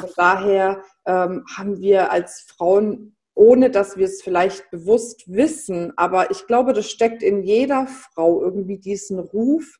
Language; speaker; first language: German; native; German